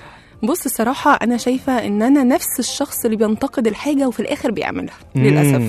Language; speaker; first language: Arabic; native; Arabic